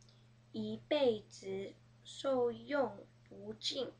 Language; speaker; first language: Chinese; early bilingual, heritage; Chinese